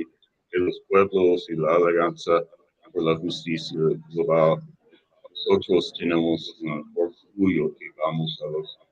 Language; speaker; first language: Spanish; non-native, fluent; English